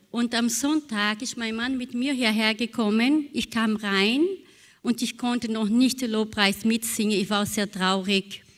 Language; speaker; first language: German; non-native, fluent; Portuguese